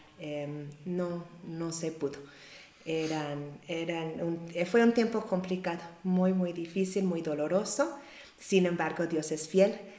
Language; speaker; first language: Spanish; non-native, fluent; English